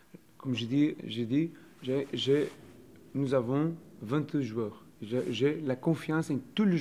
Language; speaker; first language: French; non-native, learner; Portuguese